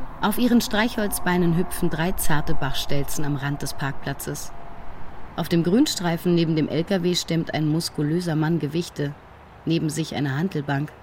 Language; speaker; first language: German; native; German